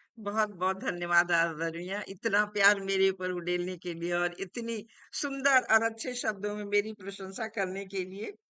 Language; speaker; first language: Hindi; native; Hindi